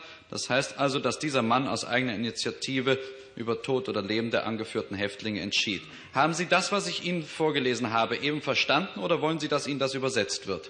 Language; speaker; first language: German; native; German